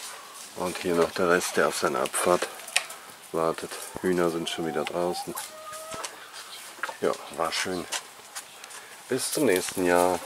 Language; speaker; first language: German; native; German